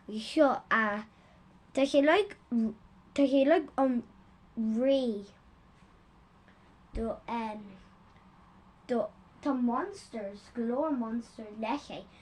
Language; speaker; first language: Irish; non-native, learner; English